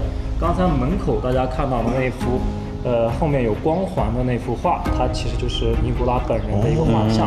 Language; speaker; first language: Chinese; native; Chinese